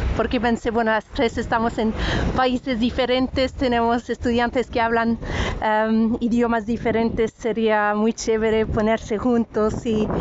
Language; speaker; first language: Spanish; non-native, fluent; French